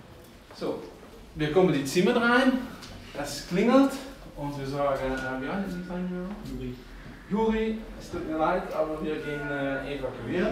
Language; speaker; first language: German; non-native, fluent; Dutch